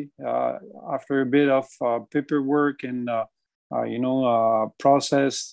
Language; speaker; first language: English; non-native, fluent; French